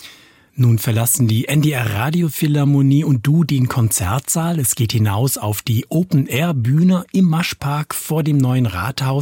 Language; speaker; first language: German; native; German